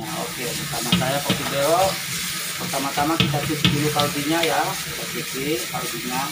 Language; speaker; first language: Indonesian; native; Indonesian